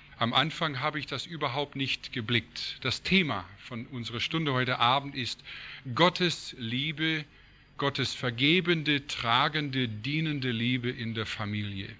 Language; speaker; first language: German; non-native, fluent; English